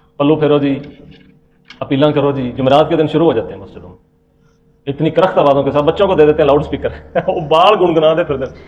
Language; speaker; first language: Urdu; non-native, local second language; Punjabi